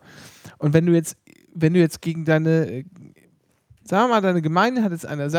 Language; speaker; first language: German; native; German